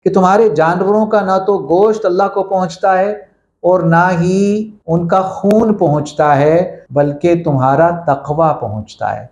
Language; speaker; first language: Urdu; native; Urdu